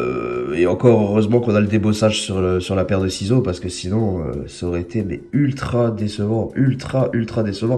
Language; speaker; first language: French; native; French